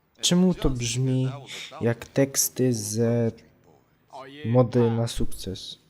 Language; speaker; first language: Polish; native; Polish